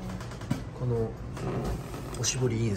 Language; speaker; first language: Japanese; native; Japanese